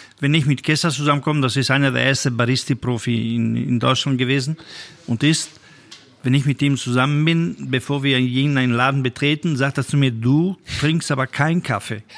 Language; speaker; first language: German; non-native, fluent; Italian